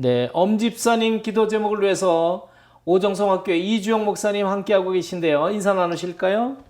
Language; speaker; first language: Korean; native; Korean